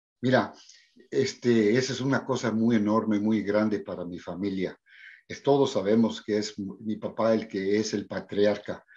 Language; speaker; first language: Spanish; early bilingual, heritage; Spanish